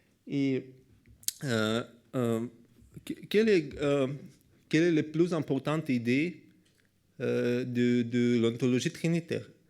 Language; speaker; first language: French; non-native, learner; Russian